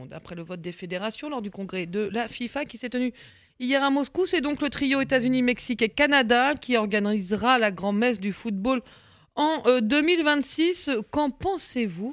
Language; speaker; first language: French; native; French